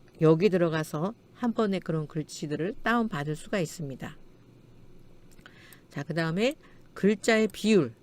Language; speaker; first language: Korean; native; Korean